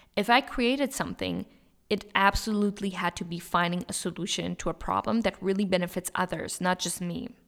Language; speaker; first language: English; non-native, fluent; German